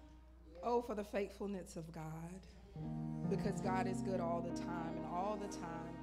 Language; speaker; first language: English; native; English